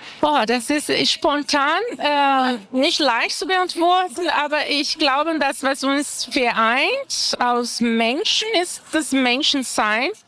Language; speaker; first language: German; non-native, fluent; Portuguese